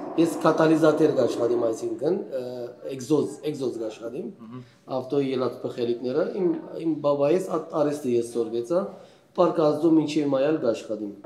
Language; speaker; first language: Armenian; early bilingual, heritage; Armenian